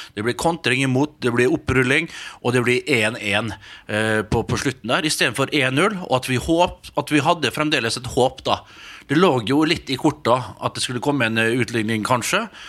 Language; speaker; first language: Norwegian; native; Norwegian